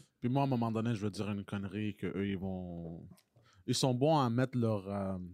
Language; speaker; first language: French; native; French